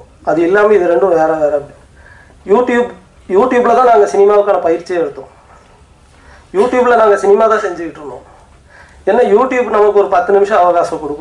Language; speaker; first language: Tamil; native; Tamil